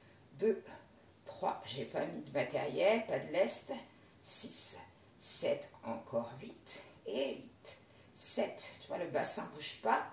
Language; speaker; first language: French; native; French